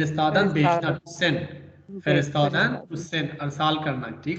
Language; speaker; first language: Persian; non-native, fluent; Urdu